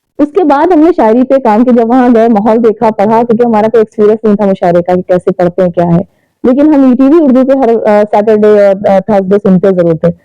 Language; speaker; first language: Urdu; native; Urdu